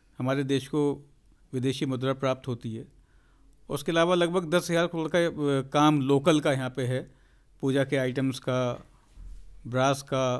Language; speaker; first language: Hindi; native; Hindi